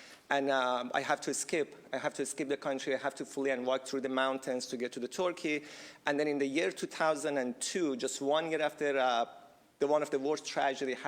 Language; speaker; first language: English; non-native, fluent; Persian